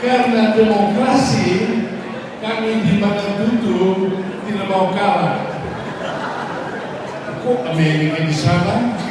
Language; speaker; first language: Indonesian; non-native, fluent; Tetum